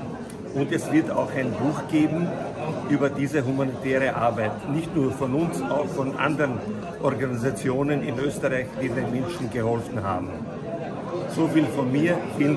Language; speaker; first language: German; non-native, fluent; Bosnian